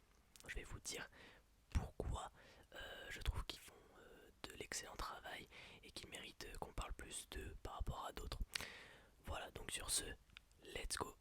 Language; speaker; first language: French; native; French